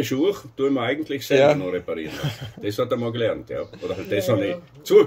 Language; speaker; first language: German; native; German